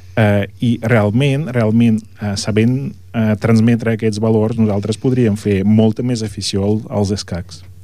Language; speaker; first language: Catalan; non-native, fluent; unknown